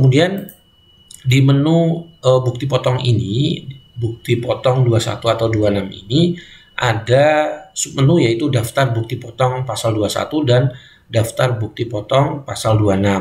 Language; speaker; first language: Indonesian; native; Indonesian